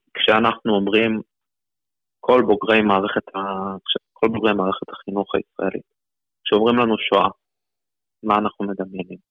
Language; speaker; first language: Hebrew; early bilingual, other home language; Russian